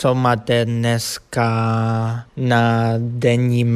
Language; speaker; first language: Czech; non-native, learner; Spanish